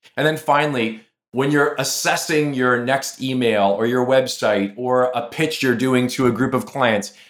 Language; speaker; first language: English; native; English